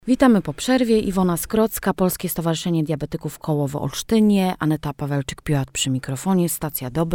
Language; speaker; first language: Polish; native; Polish